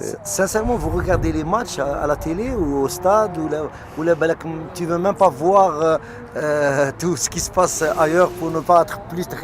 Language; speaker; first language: French; non-native, local second language; Arabic